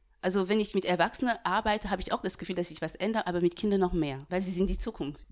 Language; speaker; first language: German; non-native, fluent; French